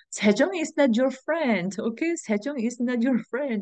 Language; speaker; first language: English; non-native, fluent; Korean